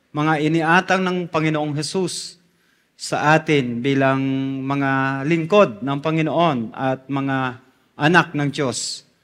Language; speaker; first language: Filipino; non-native, local second language; Bikol